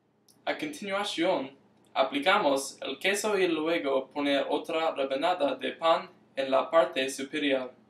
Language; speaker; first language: Spanish; non-native, learner; English